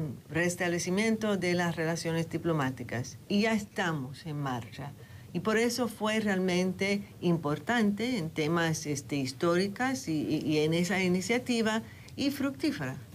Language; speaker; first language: Spanish; non-native, fluent; English